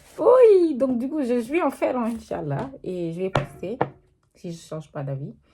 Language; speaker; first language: French; non-native, local second language; Wolof